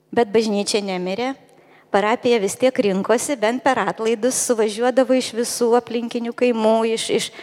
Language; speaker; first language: Lithuanian; native; Lithuanian